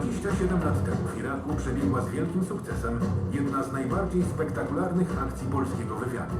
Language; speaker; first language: Polish; native; Polish